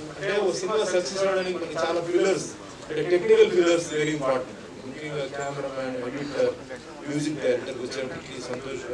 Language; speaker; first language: Telugu; non-native, fluent; Tulu